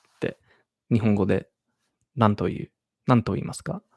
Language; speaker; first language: Japanese; non-native, learner; English